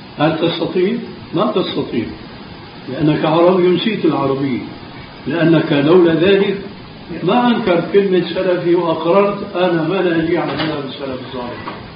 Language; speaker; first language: Arabic; early bilingual, other home language; Albanian